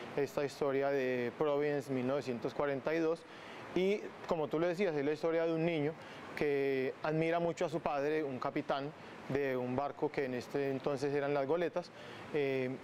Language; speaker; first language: Spanish; non-native, local second language; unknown